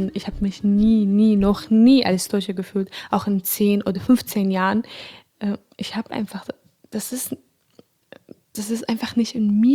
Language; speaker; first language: German; non-native, fluent; Arabic